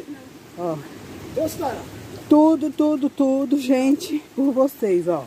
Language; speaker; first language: Portuguese; native; Portuguese